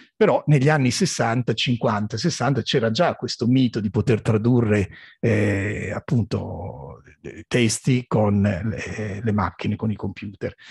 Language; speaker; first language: Italian; native; Italian